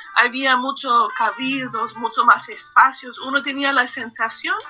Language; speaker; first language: Spanish; non-native, fluent; English